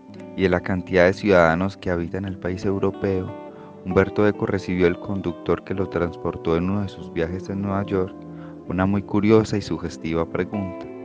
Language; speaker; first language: Spanish; native; Spanish